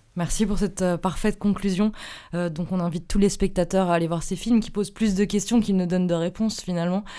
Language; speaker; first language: French; native; French